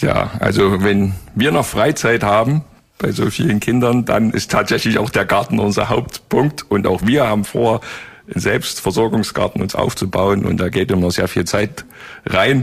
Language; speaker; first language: German; native; German